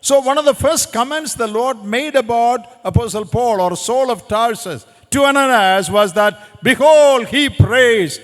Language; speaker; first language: English; non-native, local second language; Malayalam